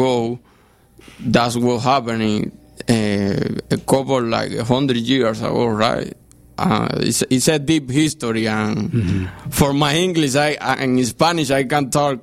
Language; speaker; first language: English; non-native, fluent; Spanish